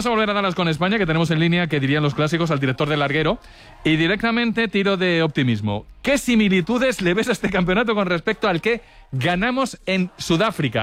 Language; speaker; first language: Spanish; native; Spanish